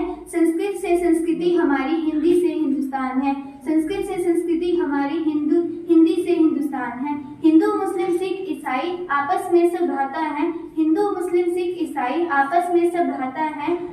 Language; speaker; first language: Hindi; native; Hindi